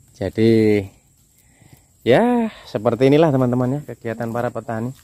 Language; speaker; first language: Indonesian; non-native, local second language; Javanese